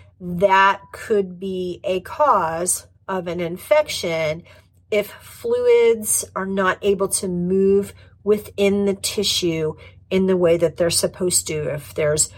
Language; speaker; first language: English; native; English